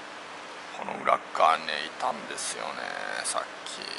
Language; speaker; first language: Japanese; native; Japanese